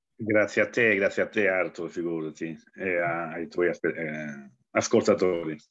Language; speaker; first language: Italian; native; Italian